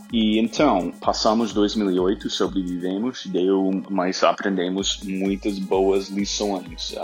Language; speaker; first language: Portuguese; non-native, fluent; English